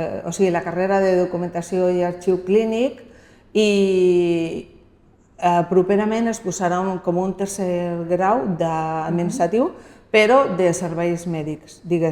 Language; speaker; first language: Catalan; non-native, local second language; Spanish